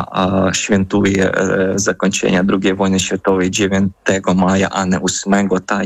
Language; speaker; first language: Polish; non-native, fluent; Ukrainian